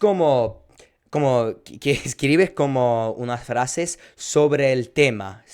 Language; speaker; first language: Spanish; non-native, fluent; English